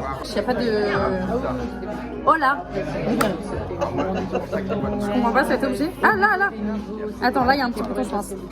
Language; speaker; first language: French; native; French